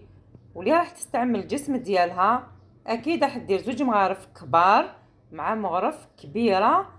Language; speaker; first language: Arabic; native; Arabic